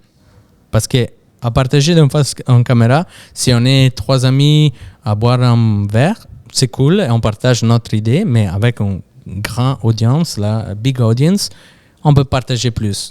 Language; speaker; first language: French; non-native, fluent; Italian